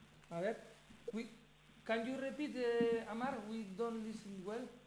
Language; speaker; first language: English; non-native, learner; Spanish